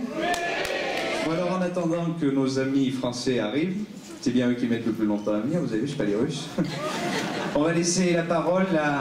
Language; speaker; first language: French; native; French